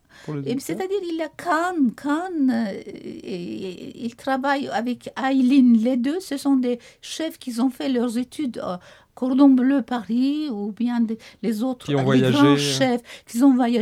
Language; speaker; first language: French; non-native, fluent; Turkish